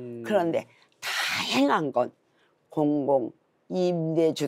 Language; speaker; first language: Korean; native; Korean